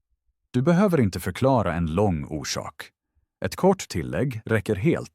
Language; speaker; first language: Swedish; non-native, fluent; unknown